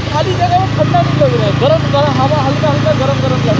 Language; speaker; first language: Hindi; non-native, local second language; Bangla